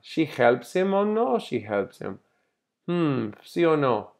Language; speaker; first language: English; native; English